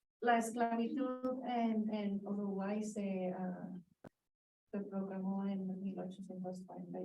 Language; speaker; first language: Spanish; early bilingual, heritage; Spanish